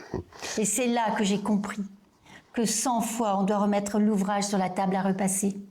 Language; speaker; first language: French; native; French